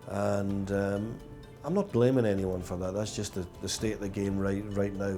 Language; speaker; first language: English; native; English